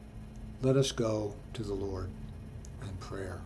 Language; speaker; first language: English; native; English